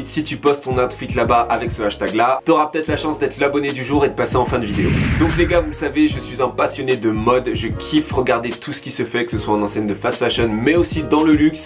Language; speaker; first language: French; native; French